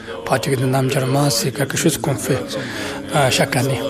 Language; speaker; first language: French; non-native, fluent; Tibetan